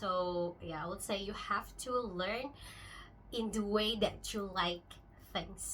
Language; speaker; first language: English; non-native, local second language; Indonesian